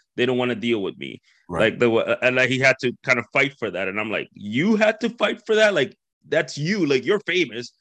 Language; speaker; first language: English; non-native, fluent; Spanish